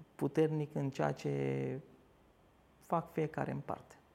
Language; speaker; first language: Romanian; early bilingual, other home language; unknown